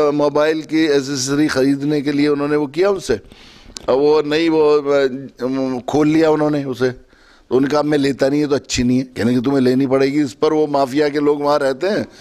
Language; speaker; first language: Urdu; native; Urdu